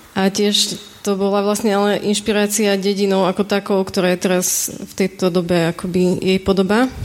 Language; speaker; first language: Slovak; native; Slovak